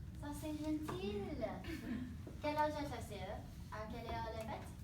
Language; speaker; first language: French; non-native, learner; English